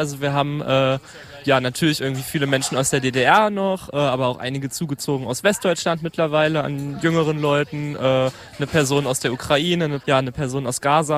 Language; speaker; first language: German; native; German